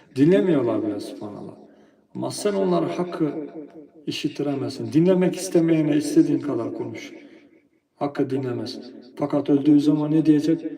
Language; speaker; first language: Turkish; non-native, fluent; Albanian